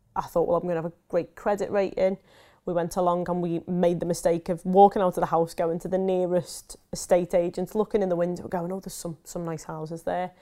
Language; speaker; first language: English; native; English